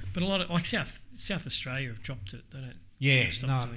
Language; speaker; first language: English; native; English